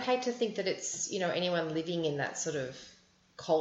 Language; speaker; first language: English; native; English